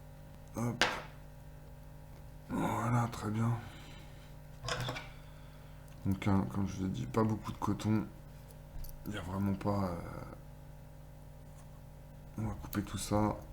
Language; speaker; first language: French; native; French